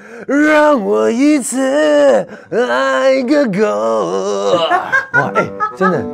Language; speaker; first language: Chinese; native; Chinese